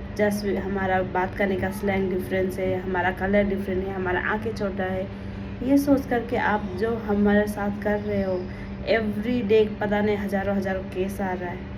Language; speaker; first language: Hindi; non-native, local second language; Nepali